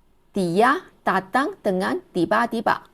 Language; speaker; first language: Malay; non-native, local second language; Chinese